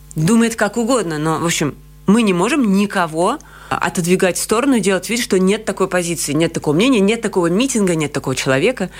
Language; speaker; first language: Russian; native; Russian